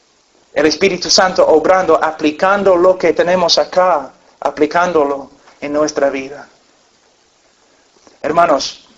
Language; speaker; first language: Spanish; non-native, fluent; English